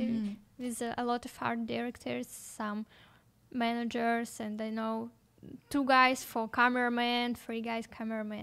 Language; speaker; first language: English; non-native, learner; Russian